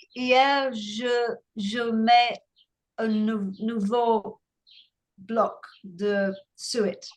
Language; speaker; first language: French; non-native, learner; English